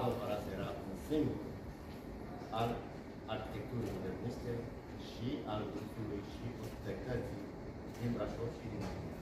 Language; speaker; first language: Romanian; non-native, fluent; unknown